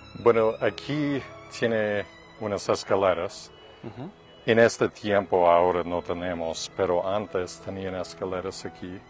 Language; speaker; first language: Spanish; non-native, fluent; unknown